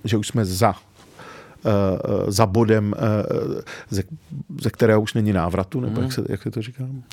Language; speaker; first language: Czech; early bilingual, other home language; Arabic